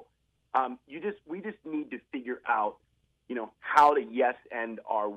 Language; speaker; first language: English; native; English